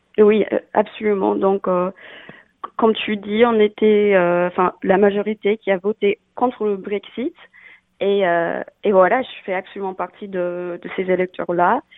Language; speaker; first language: French; non-native, fluent; English